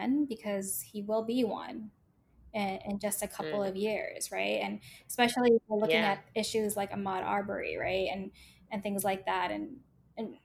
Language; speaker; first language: English; native; English